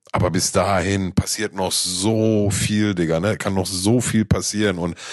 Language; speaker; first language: German; native; German